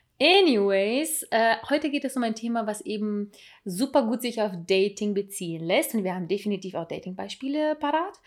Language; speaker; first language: German; early bilingual, other home language; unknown